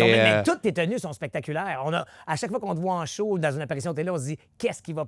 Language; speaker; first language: French; native; French